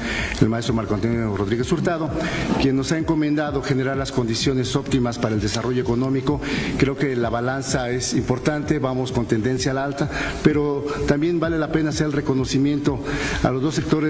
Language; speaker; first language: Spanish; native; Spanish